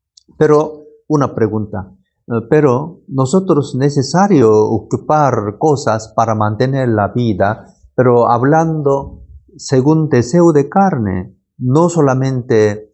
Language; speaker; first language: Spanish; non-native, learner; Korean